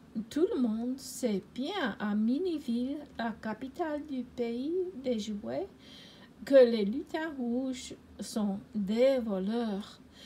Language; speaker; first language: French; non-native, learner; English